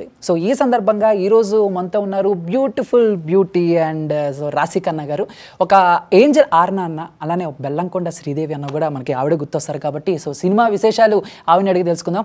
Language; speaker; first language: Telugu; native; Telugu